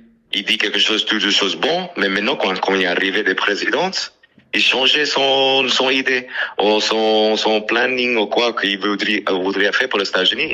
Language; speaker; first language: French; non-native, learner; English